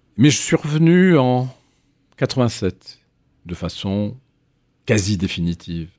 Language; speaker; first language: French; native; French